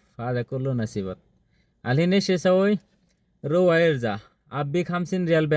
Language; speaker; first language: Arabic; non-native, learner; Bangla